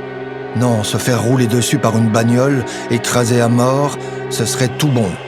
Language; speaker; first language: French; native; French